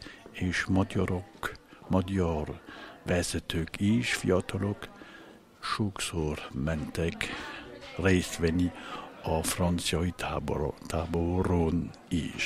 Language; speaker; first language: Hungarian; non-native, learner; French